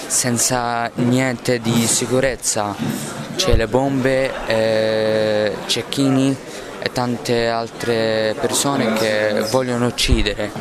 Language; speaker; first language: Italian; non-native, learner; Arabic